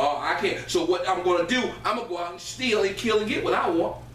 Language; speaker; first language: English; native; English